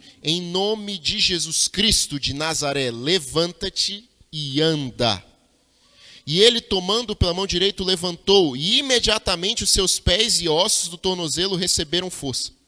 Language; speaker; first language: Portuguese; native; Portuguese